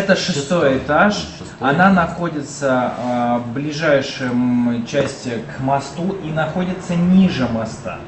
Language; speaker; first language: Russian; native; Russian